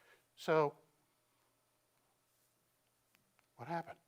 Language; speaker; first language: English; native; English